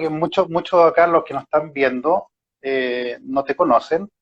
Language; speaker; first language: Spanish; native; Spanish